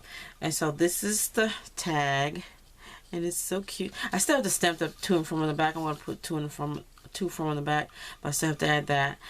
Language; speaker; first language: English; native; English